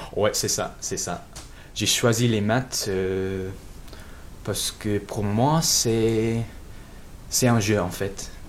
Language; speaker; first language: French; non-native, learner; English